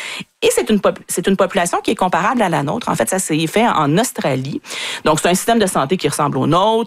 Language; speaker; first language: French; native; French